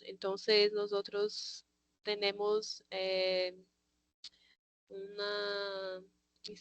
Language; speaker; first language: Spanish; non-native, learner; Portuguese